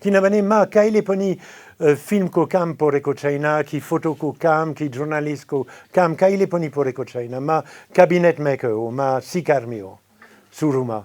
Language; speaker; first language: Nepali; non-native, fluent; French